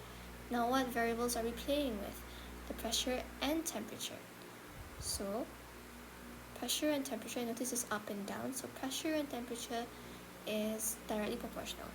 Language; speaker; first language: English; non-native, local second language; Malay